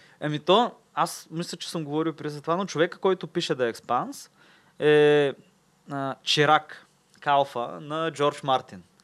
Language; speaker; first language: Bulgarian; native; Bulgarian